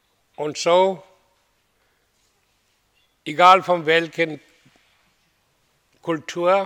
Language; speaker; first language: German; non-native, fluent; Hindi